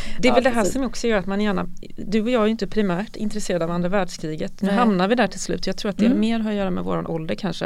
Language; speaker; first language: Swedish; native; Swedish